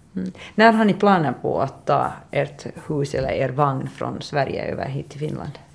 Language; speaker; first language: Swedish; native; Swedish